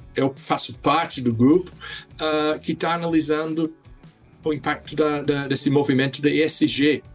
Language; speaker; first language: Portuguese; non-native, fluent; English